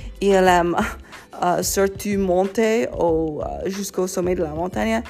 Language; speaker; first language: French; non-native, learner; English